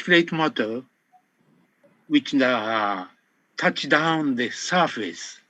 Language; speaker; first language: English; non-native, fluent; Japanese